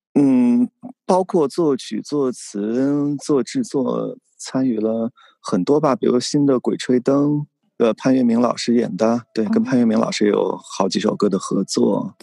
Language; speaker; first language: Chinese; native; Chinese